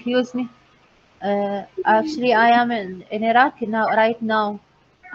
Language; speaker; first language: English; non-native, learner; Arabic